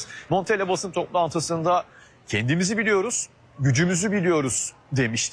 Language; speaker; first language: Turkish; native; Turkish